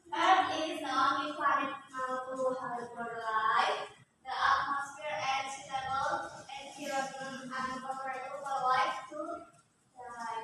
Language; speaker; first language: English; non-native, learner; Indonesian